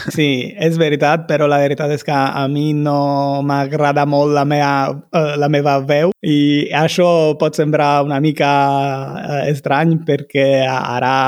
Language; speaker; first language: Catalan; non-native, fluent; Italian